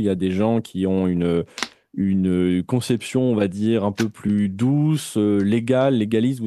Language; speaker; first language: French; native; French